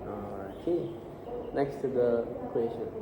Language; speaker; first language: English; non-native, learner; Indonesian